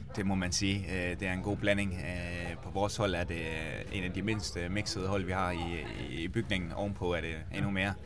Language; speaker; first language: Danish; native; Danish